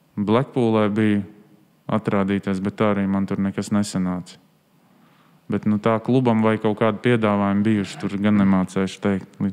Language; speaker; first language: Latvian; native; Latvian